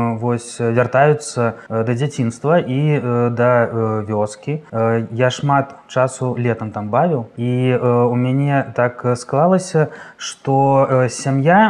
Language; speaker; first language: Belarusian; native; Belarusian